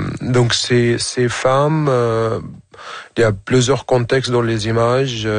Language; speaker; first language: French; non-native, fluent; Arabic